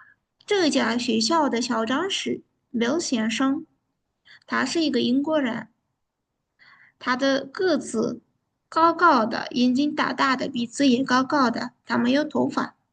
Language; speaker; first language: Chinese; non-native, fluent; Uzbek